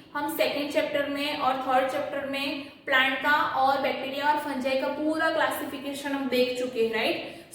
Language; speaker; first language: Hindi; non-native, local second language; Gujarati